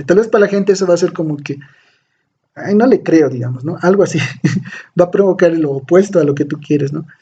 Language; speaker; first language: Spanish; native; Spanish